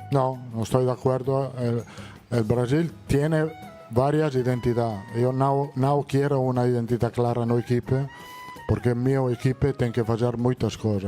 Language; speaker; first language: Portuguese; non-native, fluent; Italian